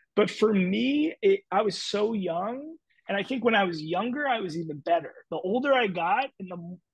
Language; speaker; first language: English; native; English